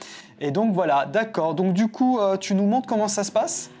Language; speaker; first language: French; native; French